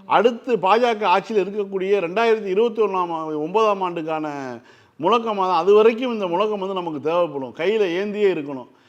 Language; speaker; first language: Tamil; native; Tamil